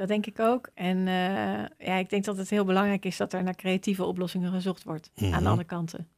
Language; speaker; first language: Dutch; native; Dutch